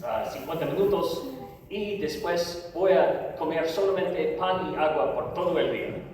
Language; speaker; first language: Spanish; non-native, learner; English